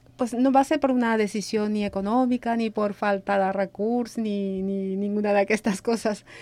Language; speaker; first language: Catalan; non-native, fluent; Spanish